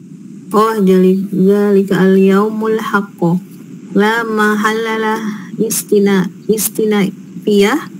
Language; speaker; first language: Arabic; non-native, learner; Indonesian